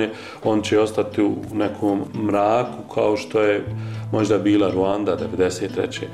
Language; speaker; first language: Croatian; native; Croatian